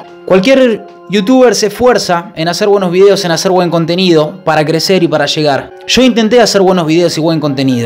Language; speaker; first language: Spanish; native; Spanish